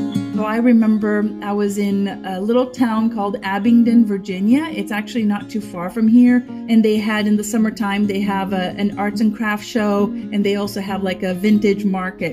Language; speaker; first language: English; non-native, fluent; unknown